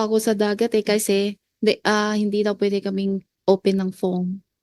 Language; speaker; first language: Filipino; non-native, learner; Chinese